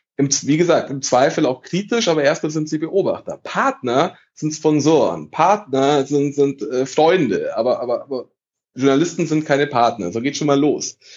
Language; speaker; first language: German; early bilingual, other home language; Italian